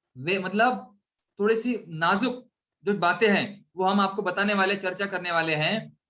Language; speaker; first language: Hindi; non-native, local second language; Marathi